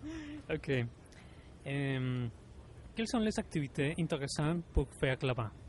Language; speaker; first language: French; non-native, learner; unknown